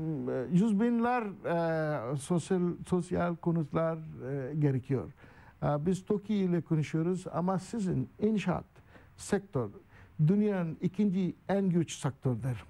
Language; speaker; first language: Turkish; non-native, learner; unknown